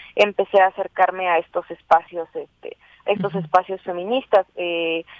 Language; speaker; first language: Spanish; native; Spanish